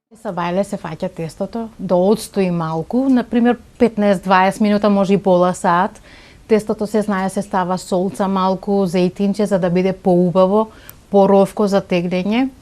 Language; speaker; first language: Macedonian; non-native, local second language; Romany